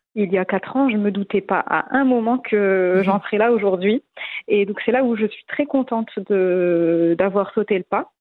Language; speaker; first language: French; non-native, local second language; Arabic